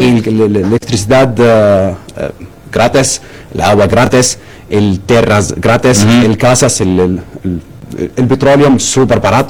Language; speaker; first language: Spanish; non-native, learner; Arabic